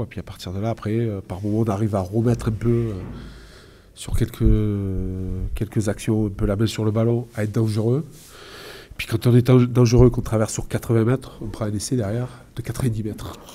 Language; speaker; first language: French; native; French